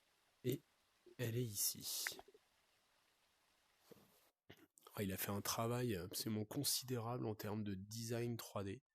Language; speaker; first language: French; native; French